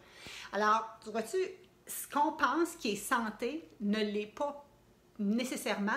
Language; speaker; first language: French; native; French